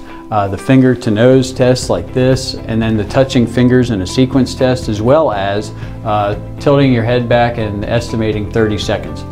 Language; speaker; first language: English; native; English